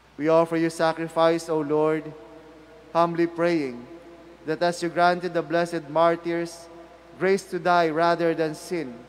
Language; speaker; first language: English; non-native, local second language; Filipino